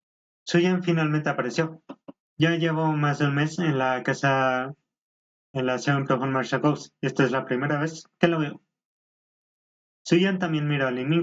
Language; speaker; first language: Spanish; native; Spanish